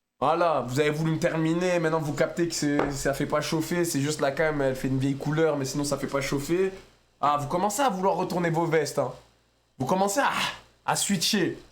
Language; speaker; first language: French; native; French